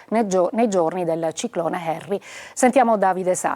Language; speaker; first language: Italian; native; Italian